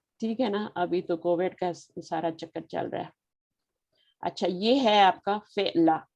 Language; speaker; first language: Urdu; native; Urdu